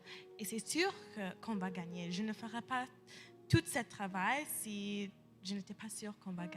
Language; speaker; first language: French; early bilingual, heritage; English